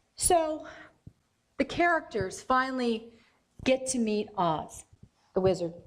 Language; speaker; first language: English; native; English